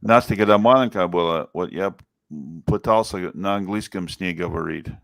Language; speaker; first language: Russian; non-native, fluent; English